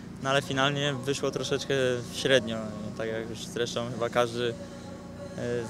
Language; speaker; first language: Polish; native; Polish